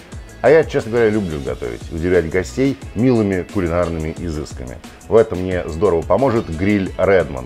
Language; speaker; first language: Russian; native; Russian